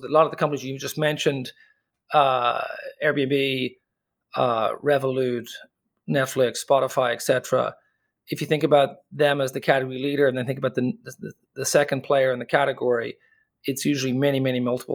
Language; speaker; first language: English; native; English